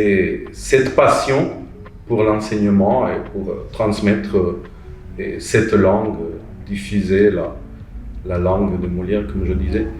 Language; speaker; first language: French; non-native, fluent; Spanish